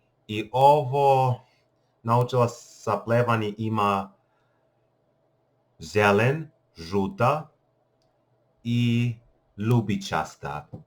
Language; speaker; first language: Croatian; non-native, learner; English